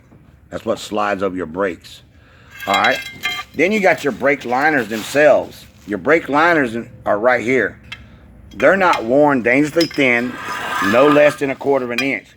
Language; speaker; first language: English; native; English